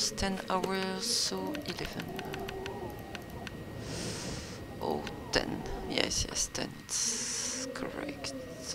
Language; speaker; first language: English; non-native, learner; French